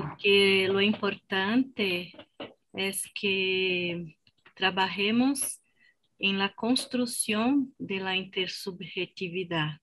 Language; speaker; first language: Spanish; non-native, fluent; Portuguese